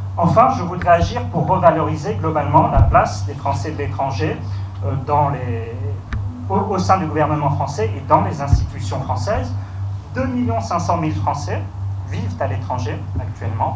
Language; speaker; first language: French; native; French